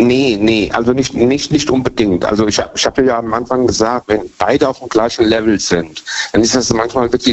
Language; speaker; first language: German; native; German